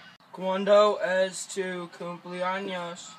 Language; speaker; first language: Spanish; non-native, learner; English